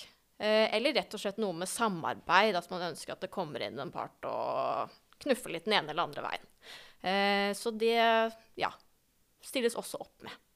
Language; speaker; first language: Norwegian; native; Norwegian